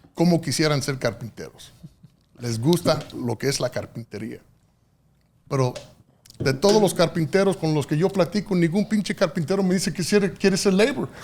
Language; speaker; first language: Spanish; early bilingual, heritage; Spanish